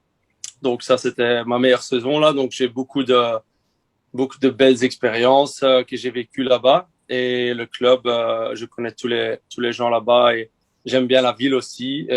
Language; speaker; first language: French; non-native, local second language; Dutch